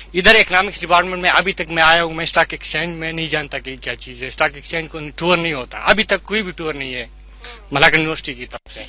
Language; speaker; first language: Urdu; non-native, local second language; Pashto